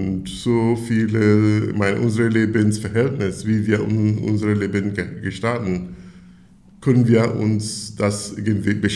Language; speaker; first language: German; non-native, fluent; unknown